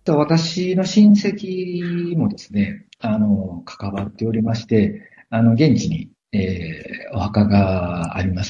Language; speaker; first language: Japanese; native; Japanese